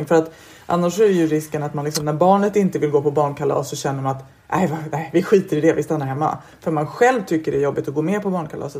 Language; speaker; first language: Swedish; native; Swedish